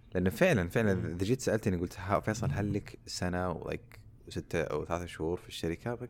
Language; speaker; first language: Arabic; early bilingual, heritage; Arabic